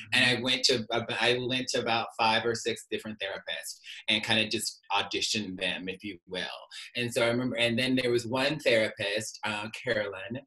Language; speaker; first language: English; native; English